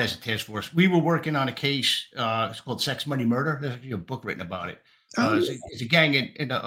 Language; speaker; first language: English; native; English